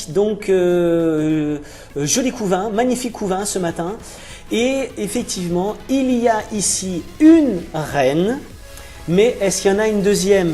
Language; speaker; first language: French; native; French